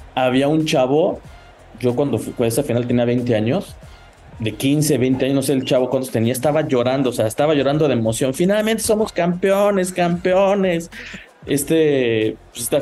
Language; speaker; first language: Spanish; native; Spanish